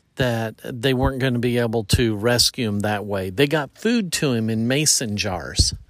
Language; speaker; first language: English; native; English